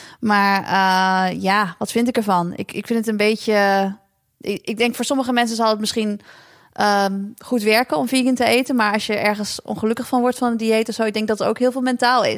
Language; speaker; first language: Dutch; native; Dutch